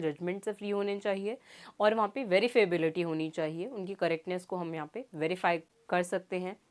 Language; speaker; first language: Hindi; native; Hindi